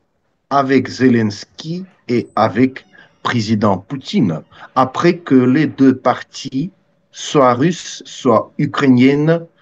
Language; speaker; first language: French; non-native, fluent; Russian